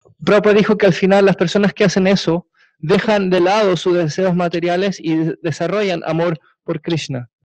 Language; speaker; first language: Spanish; native; Spanish